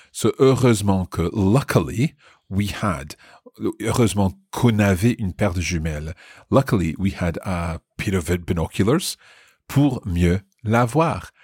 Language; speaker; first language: French; non-native, fluent; English